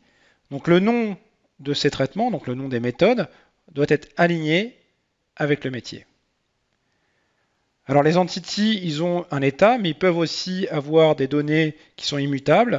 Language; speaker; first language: French; native; French